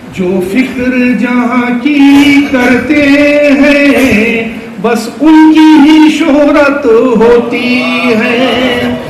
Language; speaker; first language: Urdu; native; Urdu